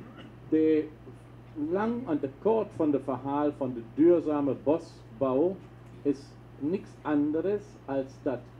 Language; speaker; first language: Dutch; non-native, local second language; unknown